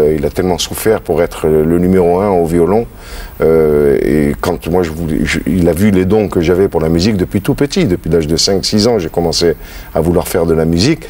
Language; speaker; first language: French; native; French